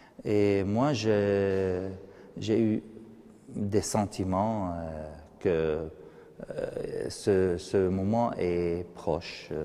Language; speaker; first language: French; non-native, fluent; Arabic